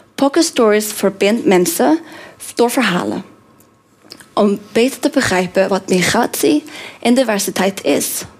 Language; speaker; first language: Dutch; non-native, fluent; Norwegian